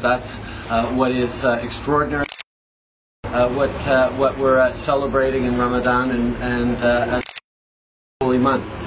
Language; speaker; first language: English; native; English